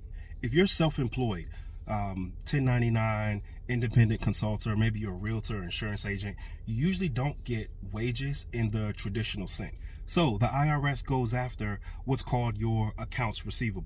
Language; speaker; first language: English; native; English